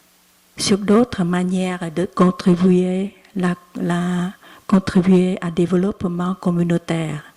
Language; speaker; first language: French; non-native, learner; Vietnamese